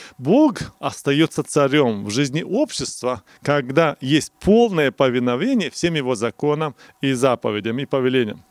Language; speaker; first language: Russian; non-native, local second language; Romanian